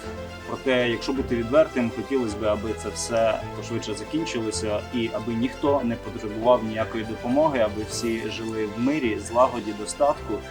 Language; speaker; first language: Ukrainian; native; Ukrainian